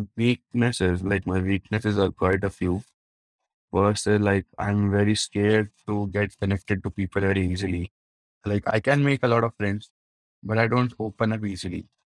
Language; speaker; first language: English; non-native, local second language; Hindi